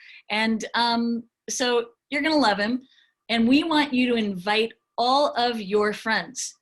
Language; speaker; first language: English; native; English